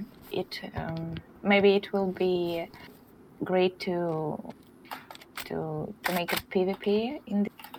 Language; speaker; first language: English; non-native, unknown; Russian